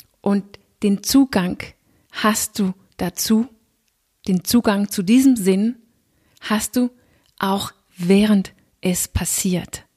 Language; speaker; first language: German; non-native, fluent; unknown